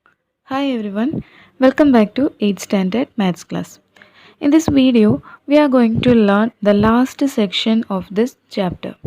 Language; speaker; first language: English; non-native, local second language; Malayalam